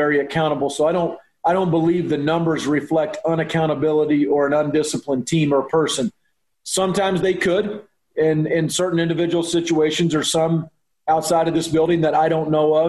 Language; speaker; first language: English; native; English